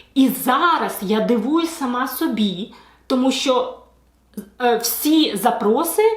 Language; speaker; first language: Ukrainian; non-native, local second language; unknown